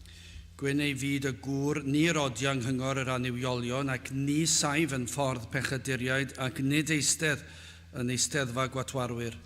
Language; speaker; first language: Welsh; native; Welsh